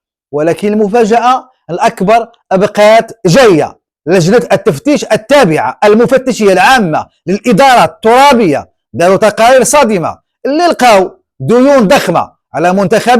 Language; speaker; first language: Arabic; native; Arabic